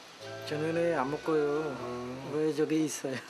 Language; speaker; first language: Korean; non-native, learner; Khmer